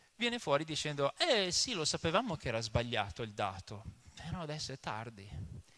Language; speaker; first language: Italian; early bilingual, other home language; English